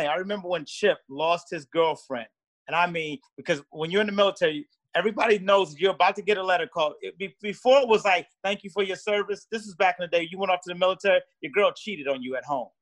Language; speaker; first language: English; native; English